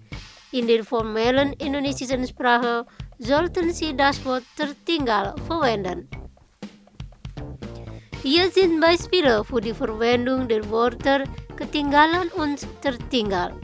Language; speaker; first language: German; non-native, fluent; Indonesian